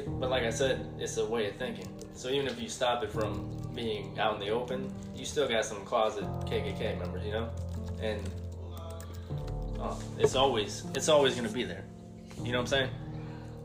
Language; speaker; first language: English; native; English